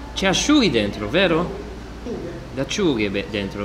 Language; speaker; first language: Italian; non-native, learner; English